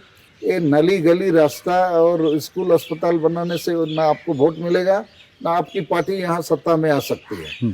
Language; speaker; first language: Hindi; non-native, local second language; Santali